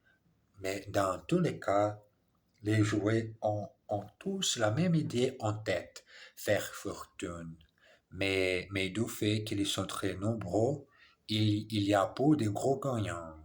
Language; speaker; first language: French; non-native, learner; English